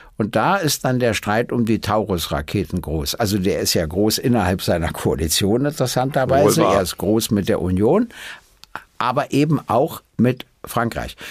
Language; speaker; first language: German; native; German